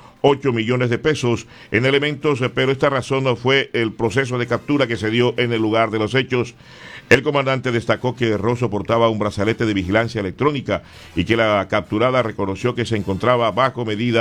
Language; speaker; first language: Spanish; native; Spanish